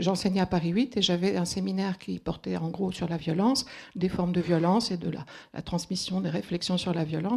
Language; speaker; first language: French; native; French